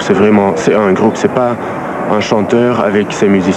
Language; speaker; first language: French; non-native, local second language; Dutch